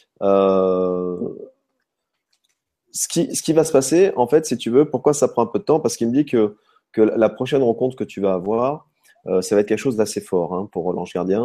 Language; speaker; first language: French; native; French